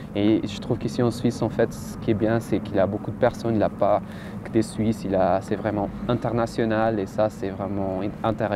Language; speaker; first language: French; non-native, fluent; Portuguese